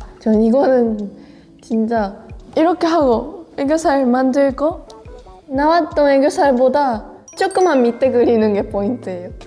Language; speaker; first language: Korean; non-native, fluent; Japanese